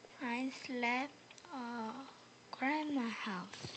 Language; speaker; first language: English; non-native, learner; Korean